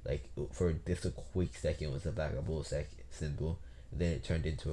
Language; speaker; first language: English; native; English